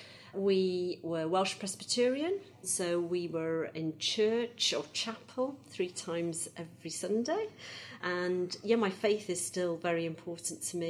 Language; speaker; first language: English; native; English